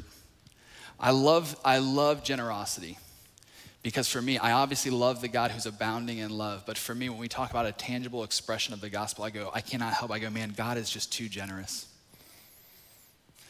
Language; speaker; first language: English; native; English